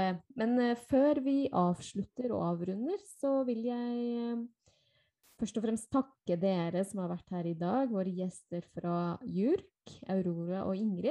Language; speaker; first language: Norwegian; non-native, fluent; Spanish